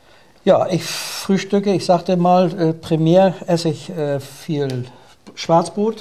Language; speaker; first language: German; native; German